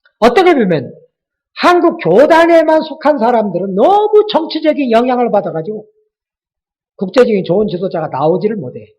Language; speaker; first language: Korean; native; Korean